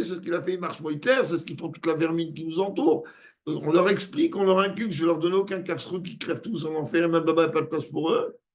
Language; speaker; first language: French; native; French